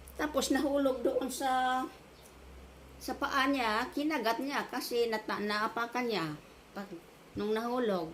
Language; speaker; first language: Filipino; non-native, local second language; Cebuano